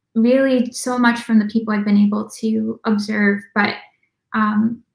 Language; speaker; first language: English; native; English